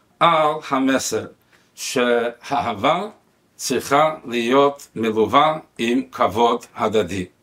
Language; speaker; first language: Hebrew; non-native, fluent; Spanish